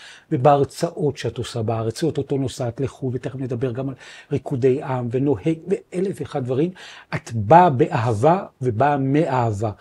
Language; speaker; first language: Hebrew; native; Hebrew